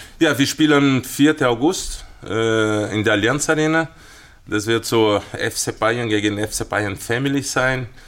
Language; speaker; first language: German; non-native, fluent; Portuguese